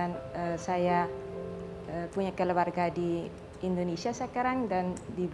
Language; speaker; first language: Indonesian; non-native, learner; Dutch